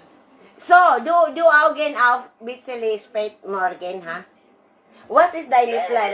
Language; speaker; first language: German; non-native, learner; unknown